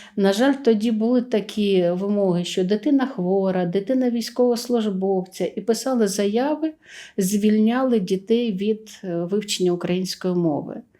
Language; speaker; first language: Ukrainian; native; Ukrainian